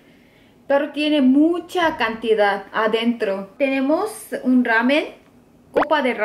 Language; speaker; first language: Spanish; non-native, fluent; Korean